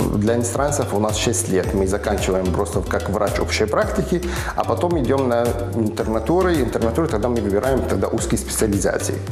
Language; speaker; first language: Russian; non-native, fluent; Arabic